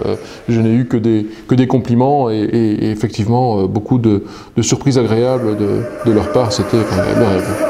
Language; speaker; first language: French; native; French